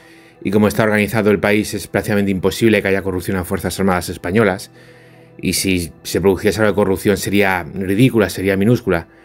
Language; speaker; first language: Spanish; native; Spanish